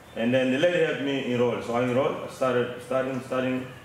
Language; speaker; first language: English; non-native, fluent; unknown